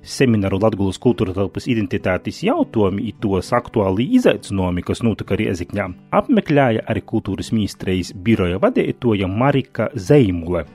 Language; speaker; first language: Latvian; native; Latvian